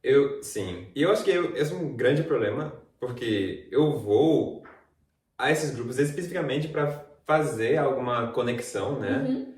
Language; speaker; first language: Portuguese; non-native, fluent; English